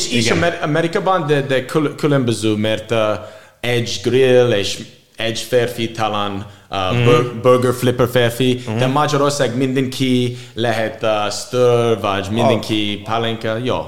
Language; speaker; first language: Hungarian; non-native, learner; English